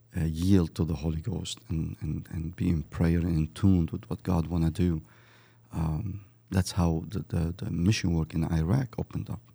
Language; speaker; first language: English; early bilingual, other home language; Arabic